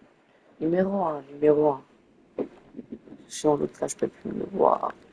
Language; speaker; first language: French; native; French